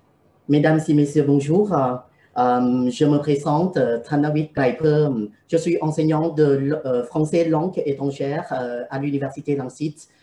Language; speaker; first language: French; non-native, fluent; Thai